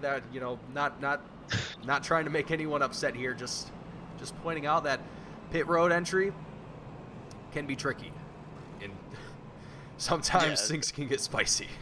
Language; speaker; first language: English; native; English